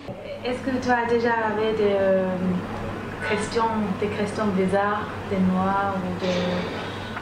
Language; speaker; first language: French; non-native, learner; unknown